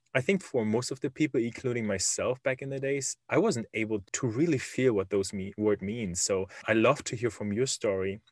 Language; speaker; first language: English; non-native, fluent; German